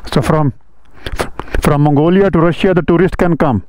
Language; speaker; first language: English; non-native, local second language; Hindi